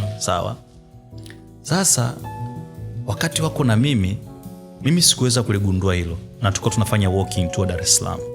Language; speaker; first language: Swahili; native; Swahili